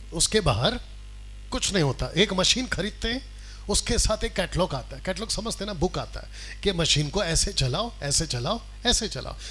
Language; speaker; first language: Hindi; non-native, local second language; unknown